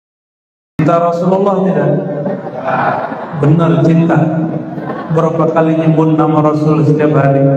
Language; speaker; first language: Indonesian; native; Indonesian